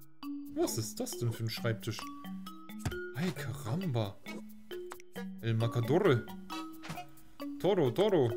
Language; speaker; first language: German; native; German